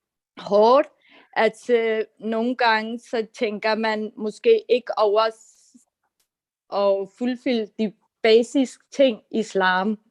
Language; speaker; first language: Danish; non-native, fluent; Urdu